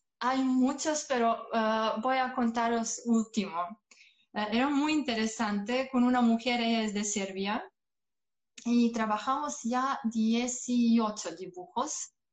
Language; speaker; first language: Spanish; non-native, fluent; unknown